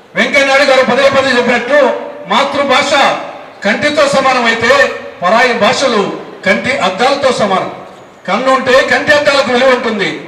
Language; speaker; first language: Telugu; native; Telugu